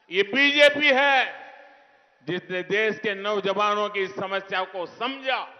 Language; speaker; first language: Hindi; non-native, local second language; Gujarati